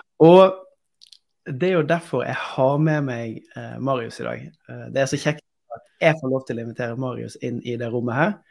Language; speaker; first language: Norwegian; native; Norwegian